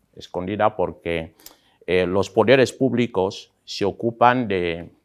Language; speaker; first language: Spanish; non-native, local second language; Fang